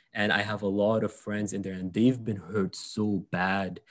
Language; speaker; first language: English; early bilingual, other home language; Arabic